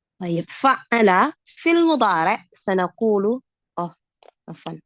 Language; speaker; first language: Arabic; non-native, fluent; Indonesian